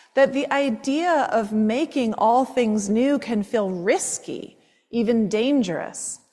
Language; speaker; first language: English; native; English